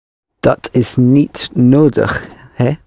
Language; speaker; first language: Dutch; non-native, learner; English